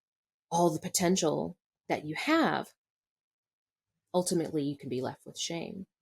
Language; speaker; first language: English; native; English